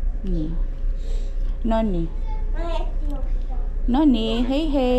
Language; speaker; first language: Finnish; non-native, learner; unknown